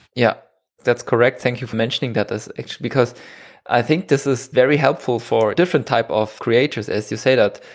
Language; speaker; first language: English; non-native, fluent; German